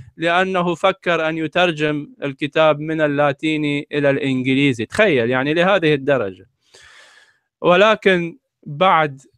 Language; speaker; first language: Arabic; native; Arabic